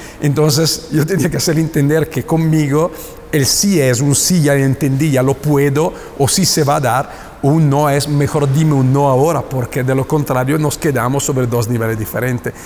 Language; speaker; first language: Spanish; non-native, fluent; Italian